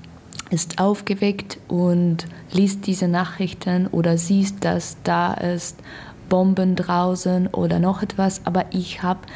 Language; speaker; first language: German; non-native, learner; Russian